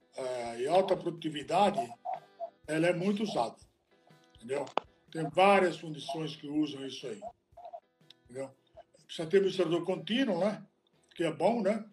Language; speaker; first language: Portuguese; non-native, fluent; Italian